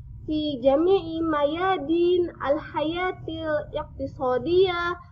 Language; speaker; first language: Arabic; non-native, fluent; Indonesian